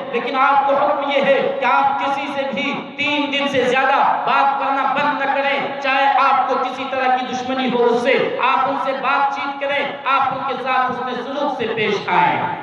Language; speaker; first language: Urdu; native; Urdu